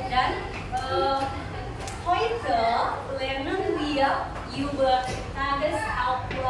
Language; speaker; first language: German; non-native, fluent; Indonesian